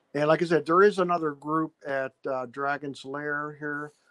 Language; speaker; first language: English; native; English